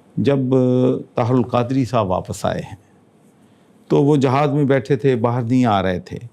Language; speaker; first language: Urdu; non-native, local second language; Punjabi